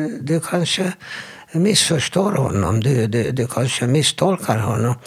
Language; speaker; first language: Swedish; non-native, fluent; Hungarian